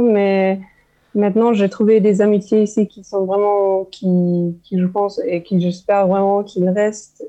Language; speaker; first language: French; non-native, fluent; German